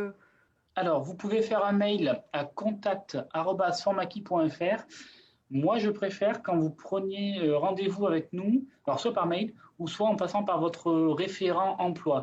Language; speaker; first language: French; native; French